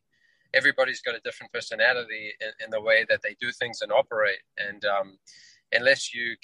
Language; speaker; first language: English; native; English